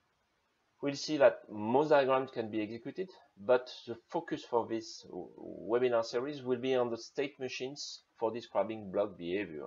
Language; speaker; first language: English; non-native, fluent; French